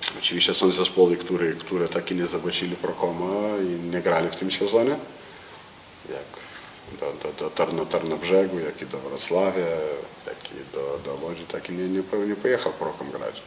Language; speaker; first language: Polish; non-native, learner; Lithuanian